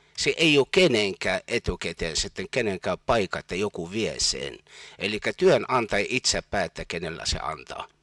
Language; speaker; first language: Finnish; non-native, fluent; Arabic